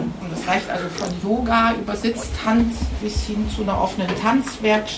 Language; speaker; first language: German; native; German